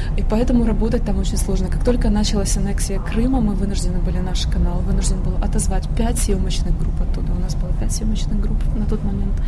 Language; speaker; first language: Russian; non-native, local second language; Ukrainian